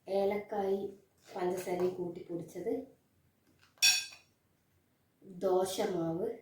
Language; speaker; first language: Malayalam; native; Malayalam